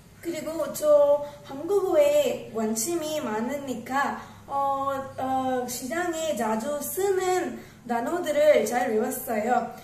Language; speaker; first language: Korean; non-native, learner; Tamil